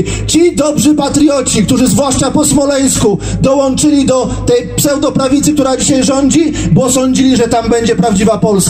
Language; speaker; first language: Polish; native; Polish